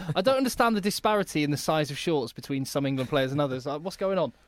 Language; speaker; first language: English; native; English